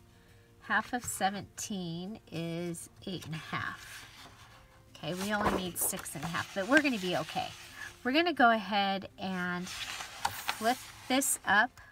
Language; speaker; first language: English; native; English